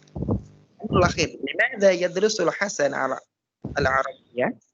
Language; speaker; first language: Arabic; non-native, fluent; Indonesian